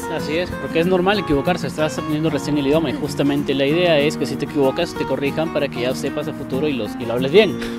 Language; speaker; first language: Spanish; native; Spanish